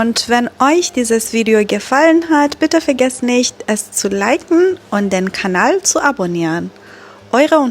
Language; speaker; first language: German; non-native, fluent; Persian